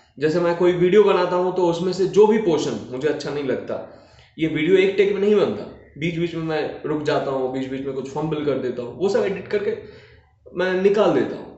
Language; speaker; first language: Hindi; non-native, local second language; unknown